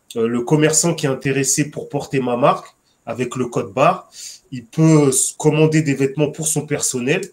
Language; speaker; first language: French; native; French